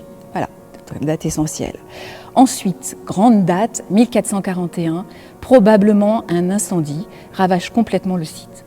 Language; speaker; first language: French; native; French